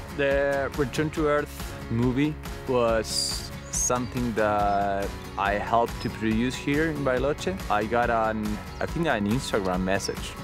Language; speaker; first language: English; non-native, fluent; Spanish